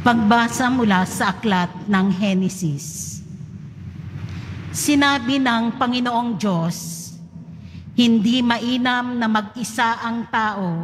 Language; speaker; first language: Filipino; native; Filipino